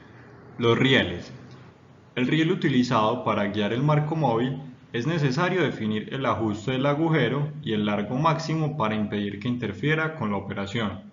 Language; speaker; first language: Spanish; native; Spanish